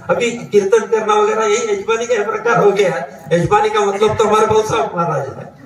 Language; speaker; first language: Hindi; non-native, local second language; Marathi